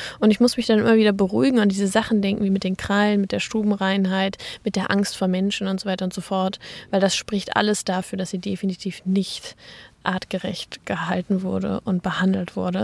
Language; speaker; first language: German; native; German